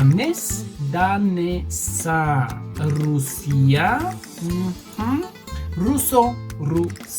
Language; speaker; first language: Spanish; non-native, fluent; English